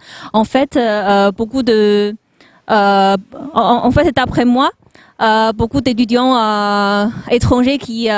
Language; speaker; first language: French; non-native, fluent; Chinese